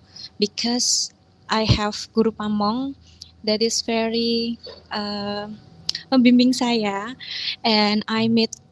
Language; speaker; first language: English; non-native, learner; Indonesian